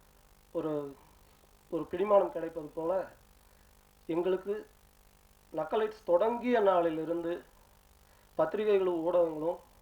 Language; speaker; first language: Tamil; native; Tamil